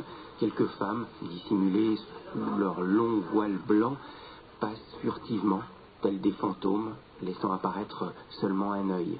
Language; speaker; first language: French; native; French